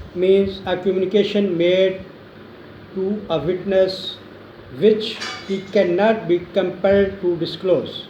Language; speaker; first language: English; non-native, local second language; Urdu